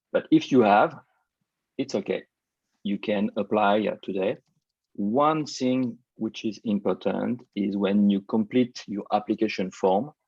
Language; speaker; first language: English; non-native, fluent; French